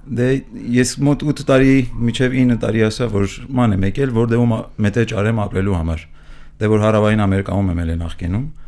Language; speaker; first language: Armenian; early bilingual, heritage; Armenian